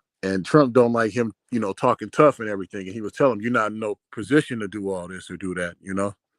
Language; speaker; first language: English; native; English